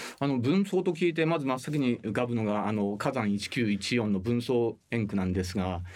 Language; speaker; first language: Japanese; native; Japanese